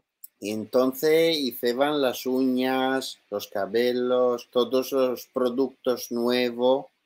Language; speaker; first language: Spanish; non-native, learner; Italian